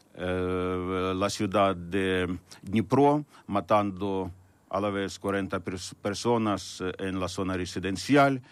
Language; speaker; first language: Spanish; non-native, fluent; Ukrainian